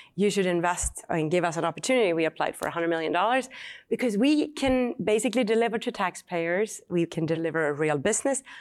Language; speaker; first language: English; non-native, fluent; Swedish